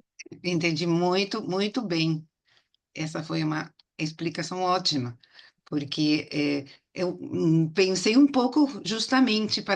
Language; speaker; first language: Portuguese; non-native, fluent; Spanish